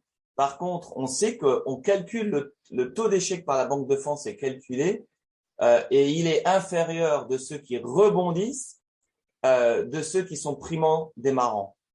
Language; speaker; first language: French; native; French